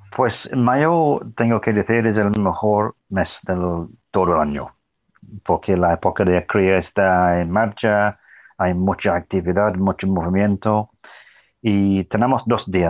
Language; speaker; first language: Spanish; non-native, fluent; English